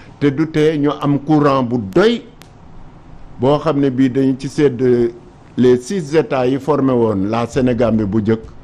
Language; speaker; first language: Wolof; non-native, local second language; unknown